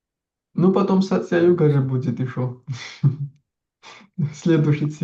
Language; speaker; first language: Russian; non-native, local second language; Georgian